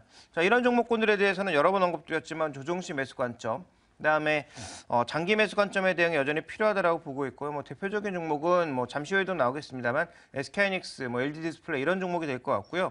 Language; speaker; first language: Korean; native; Korean